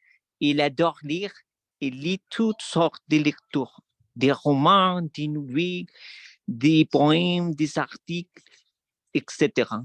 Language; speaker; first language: French; non-native, learner; Spanish